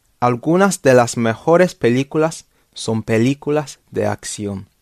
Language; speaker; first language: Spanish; non-native, fluent; English